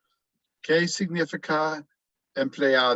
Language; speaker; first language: Spanish; non-native, learner; English